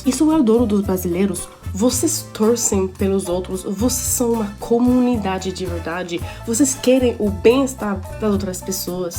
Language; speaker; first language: Portuguese; non-native, fluent; English